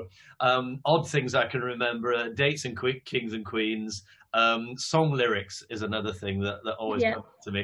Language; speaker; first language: English; native; English